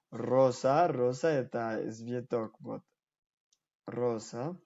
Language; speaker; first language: Russian; non-native, fluent; Spanish